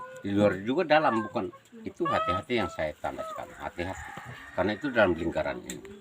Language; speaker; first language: Indonesian; non-native, local second language; Tetum